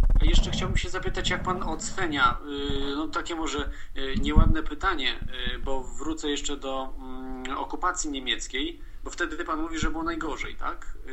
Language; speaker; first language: Polish; native; Polish